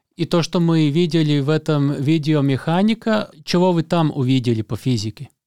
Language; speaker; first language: Russian; non-native, local second language; Latvian